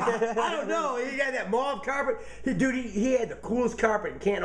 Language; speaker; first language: English; native; English